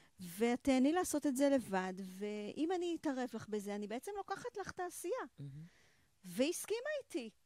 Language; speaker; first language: Hebrew; native; Hebrew